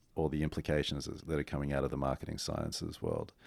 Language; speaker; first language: English; native; English